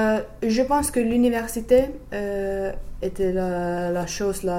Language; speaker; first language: French; non-native, fluent; Finnish